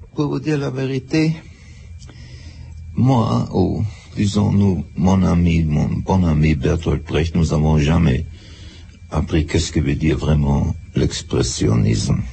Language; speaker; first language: French; non-native, fluent; German